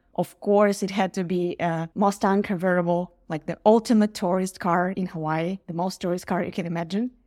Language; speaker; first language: English; non-native, fluent; Ukrainian